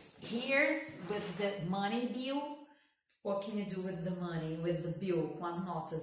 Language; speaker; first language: English; non-native, fluent; Portuguese